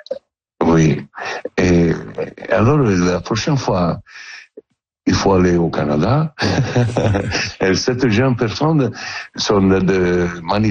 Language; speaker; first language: French; non-native, learner; Italian